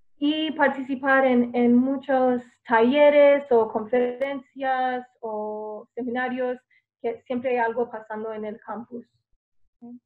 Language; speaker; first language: Spanish; non-native, fluent; English